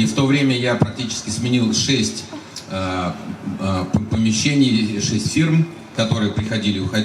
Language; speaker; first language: Russian; native; Russian